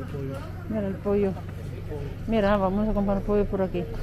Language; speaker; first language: Spanish; non-native, learner; Filipino